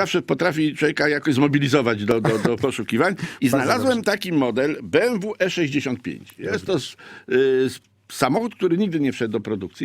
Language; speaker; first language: Polish; native; Polish